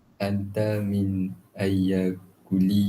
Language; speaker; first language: Arabic; non-native, learner; Malay